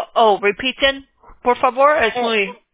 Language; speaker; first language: Spanish; non-native, learner; English